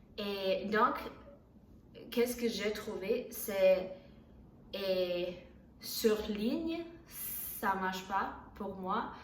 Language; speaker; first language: French; non-native, learner; Chinese